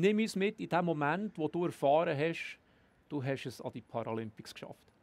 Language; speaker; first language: German; native; German